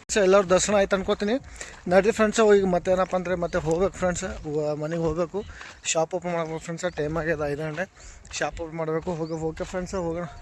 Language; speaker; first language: Kannada; non-native, local second language; Lambadi